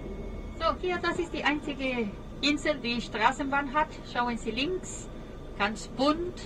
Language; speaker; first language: German; non-native, fluent; Spanish